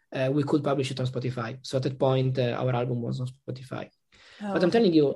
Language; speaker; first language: English; non-native, fluent; Italian